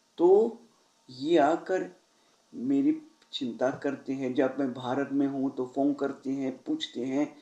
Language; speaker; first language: Hindi; non-native, fluent; Russian